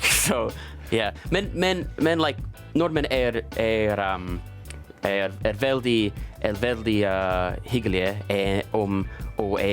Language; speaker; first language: Norwegian; non-native, learner; English